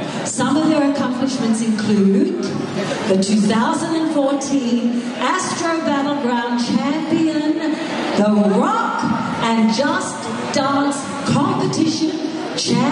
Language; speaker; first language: English; native; English